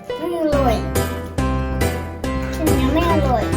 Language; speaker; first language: Thai; native; Thai